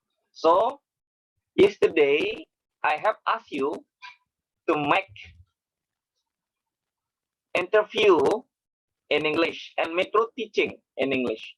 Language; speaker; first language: English; non-native, fluent; Indonesian